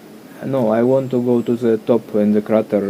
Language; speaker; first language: English; non-native, learner; Russian